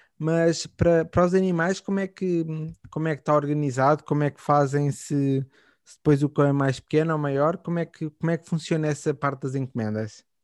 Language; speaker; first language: Portuguese; native; Portuguese